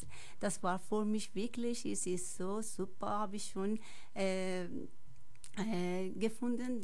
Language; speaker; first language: German; non-native, local second language; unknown